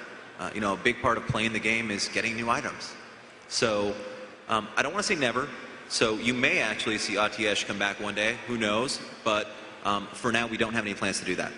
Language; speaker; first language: English; native; English